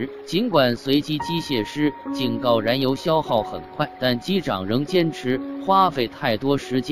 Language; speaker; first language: Chinese; native; Chinese